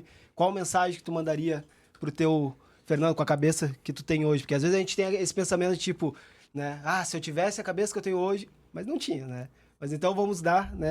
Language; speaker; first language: Portuguese; native; Portuguese